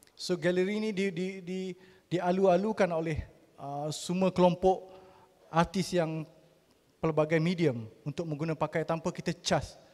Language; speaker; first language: Malay; native; Malay